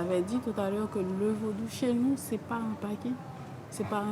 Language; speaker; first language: French; non-native, local second language; Haitian Creole